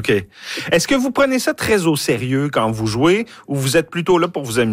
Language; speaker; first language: French; native; French